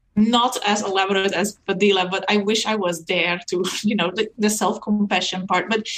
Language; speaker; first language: English; non-native, fluent; Dutch